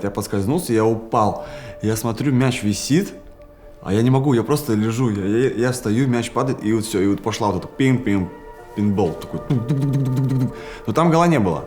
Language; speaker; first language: Russian; native; Russian